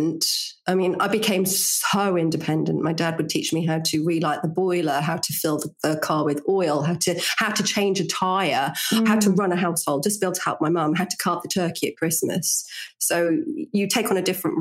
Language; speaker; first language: English; native; English